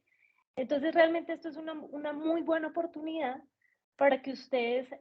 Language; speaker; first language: Spanish; native; Spanish